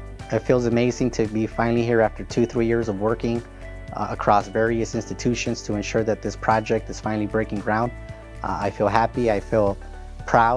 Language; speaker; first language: English; early bilingual, other home language; Spanish